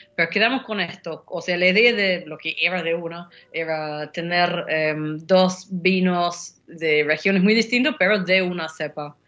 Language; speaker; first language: Spanish; non-native, fluent; English